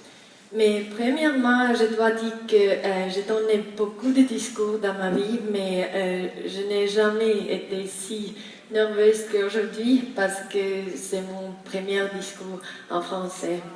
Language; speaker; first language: French; non-native, fluent; Estonian